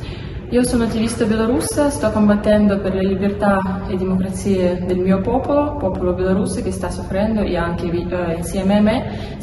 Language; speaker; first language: Italian; non-native, learner; Belarusian